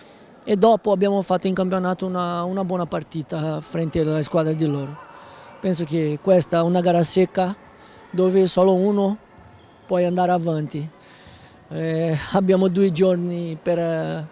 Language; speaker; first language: Italian; non-native, learner; Portuguese